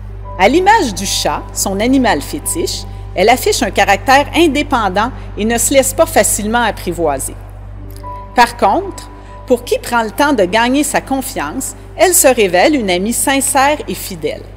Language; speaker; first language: French; native; French